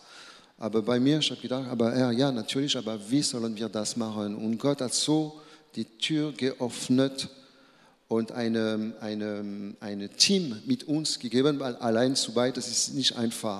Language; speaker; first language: German; non-native, learner; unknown